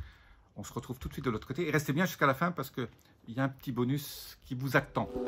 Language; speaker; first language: French; native; French